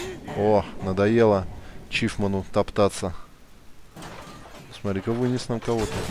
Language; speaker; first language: Russian; native; Russian